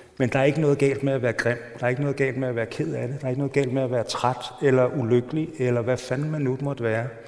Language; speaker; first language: Danish; native; Danish